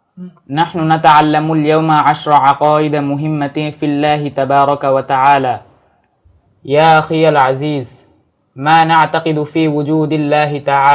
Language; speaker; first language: Arabic; non-native, learner; Bangla